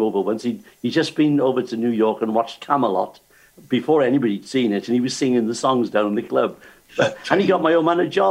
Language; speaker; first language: English; native; English